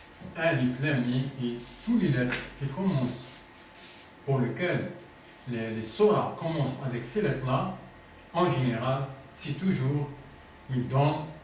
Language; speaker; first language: French; non-native, fluent; Arabic